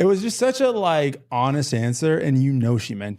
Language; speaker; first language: English; native; English